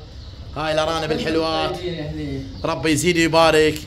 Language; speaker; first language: Arabic; native; Arabic